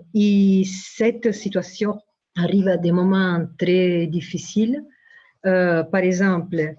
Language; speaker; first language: French; non-native, fluent; Italian